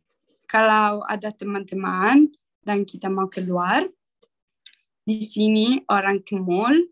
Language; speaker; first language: Indonesian; non-native, learner; Italian